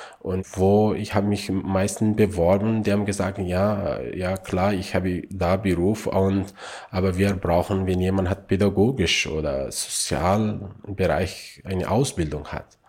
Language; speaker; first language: German; non-native, learner; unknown